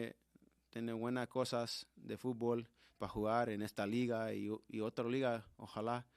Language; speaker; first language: Spanish; early bilingual, heritage; Spanish